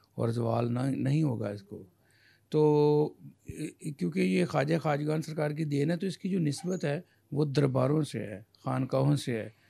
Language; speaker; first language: Urdu; non-native, local second language; Punjabi